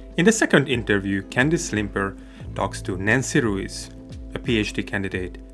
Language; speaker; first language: English; non-native, fluent; Hungarian